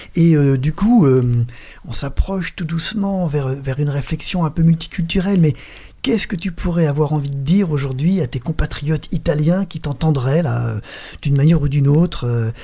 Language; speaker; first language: French; native; French